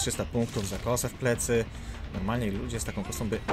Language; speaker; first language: Polish; native; Polish